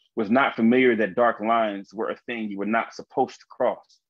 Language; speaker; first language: English; native; English